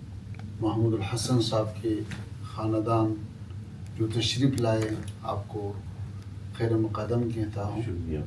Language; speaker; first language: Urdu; non-native, fluent; Pashto